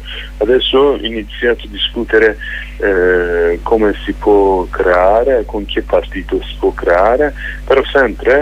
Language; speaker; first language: Italian; non-native, fluent; Kurdish